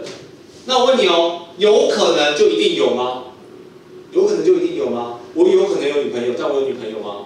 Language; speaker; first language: Chinese; native; Chinese